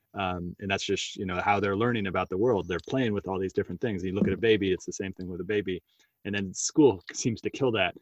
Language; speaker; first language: English; native; English